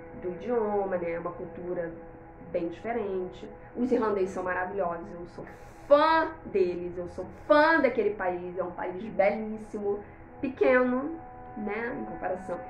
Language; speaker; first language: Portuguese; native; Portuguese